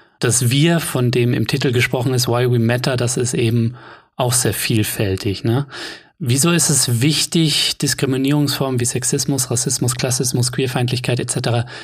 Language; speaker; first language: German; native; German